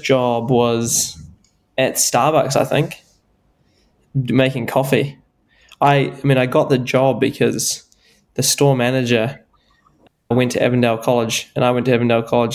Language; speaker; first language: English; native; English